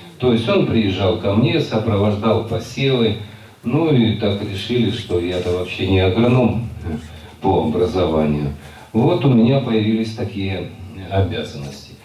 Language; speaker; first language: Russian; native; Russian